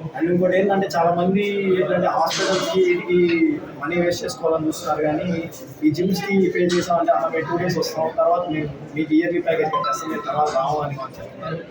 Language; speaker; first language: Telugu; native; Telugu